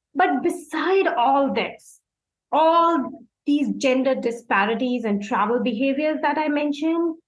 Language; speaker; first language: English; non-native, local second language; Hindi